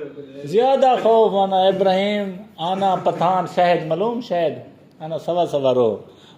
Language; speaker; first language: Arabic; non-native, learner; Urdu